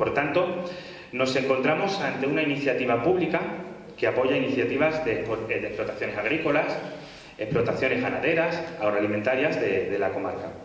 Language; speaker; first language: Spanish; native; Spanish